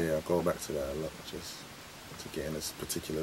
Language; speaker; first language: English; native; English